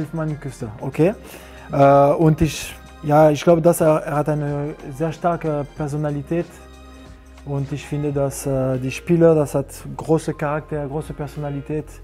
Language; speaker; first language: German; non-native, learner; French